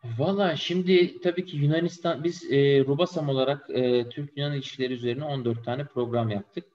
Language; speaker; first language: Turkish; native; Turkish